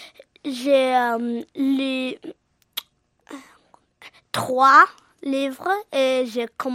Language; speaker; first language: French; early bilingual, heritage; English